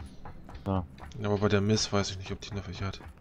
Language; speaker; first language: German; native; German